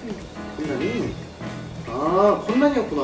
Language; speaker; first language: Japanese; non-native, learner; Korean